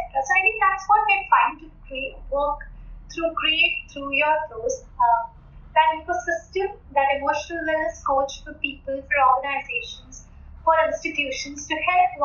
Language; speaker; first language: English; non-native, local second language; Hindi